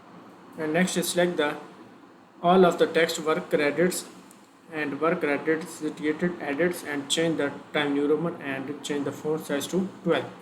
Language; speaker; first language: English; non-native, learner; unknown